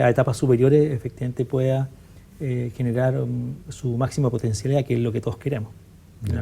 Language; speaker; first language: Spanish; native; Spanish